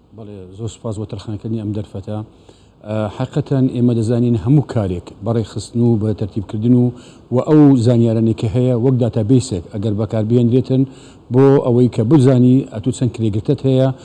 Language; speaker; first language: Central Kurdish; native; Central Kurdish